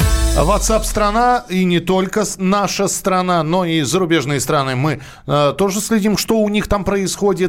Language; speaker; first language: Russian; native; Russian